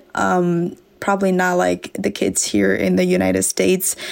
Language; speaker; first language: English; early bilingual, other home language; S'gaw Karen